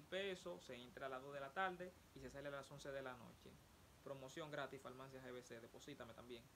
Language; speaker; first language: Spanish; native; Spanish